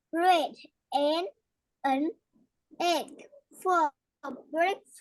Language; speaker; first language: English; non-native, learner; Vietnamese